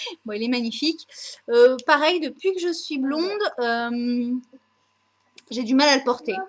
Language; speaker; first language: French; native; French